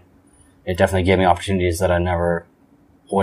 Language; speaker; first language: English; native; English